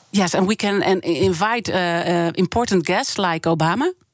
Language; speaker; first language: English; non-native, fluent; Dutch